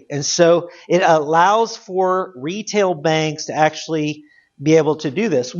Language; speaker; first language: English; native; English